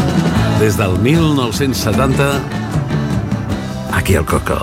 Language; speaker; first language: Catalan; native; Catalan